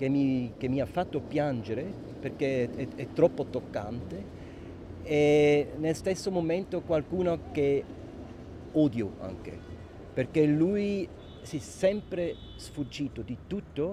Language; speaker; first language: Italian; non-native, local second language; German